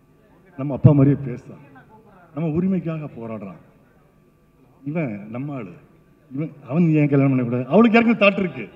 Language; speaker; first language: Tamil; native; Tamil